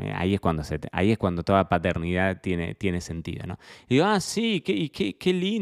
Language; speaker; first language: Spanish; native; Spanish